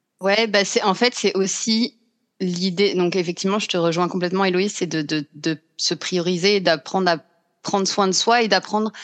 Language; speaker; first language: French; native; French